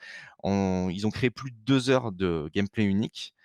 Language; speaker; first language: French; native; French